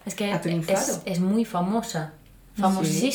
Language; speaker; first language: Spanish; non-native, fluent; Finnish